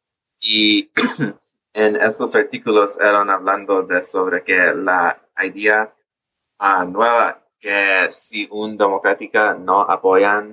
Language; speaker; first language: Spanish; early bilingual, heritage; English